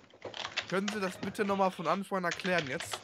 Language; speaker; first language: German; native; German